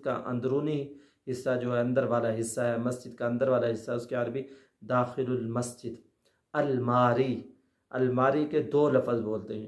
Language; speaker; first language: Urdu; native; Urdu